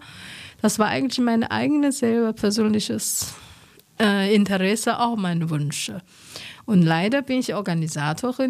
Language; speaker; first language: German; non-native, learner; Chinese